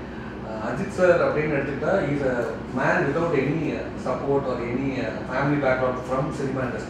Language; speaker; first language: Tamil; native; Tamil